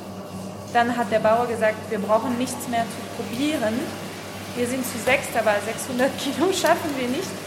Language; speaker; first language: German; non-native, learner; French